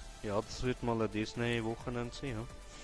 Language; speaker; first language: German; native; German